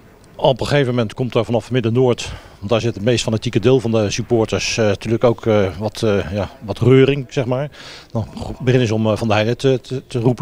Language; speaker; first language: Dutch; native; Dutch